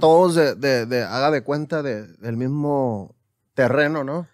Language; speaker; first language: Spanish; early bilingual, heritage; Spanish